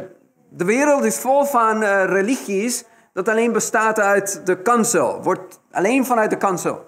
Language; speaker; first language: Dutch; non-native, fluent; Spanish